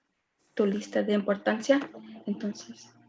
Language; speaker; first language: Spanish; early bilingual, other home language; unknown